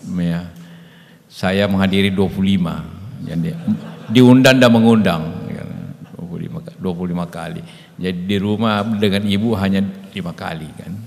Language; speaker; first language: Indonesian; native; Indonesian